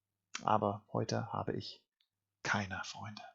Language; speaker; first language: German; non-native, fluent; English